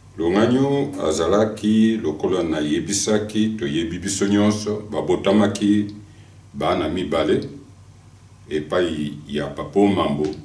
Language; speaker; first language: Lingala; non-native, local second language; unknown